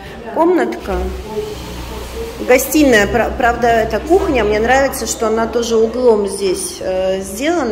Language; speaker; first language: Russian; native; Russian